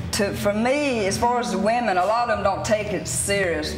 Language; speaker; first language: English; native; English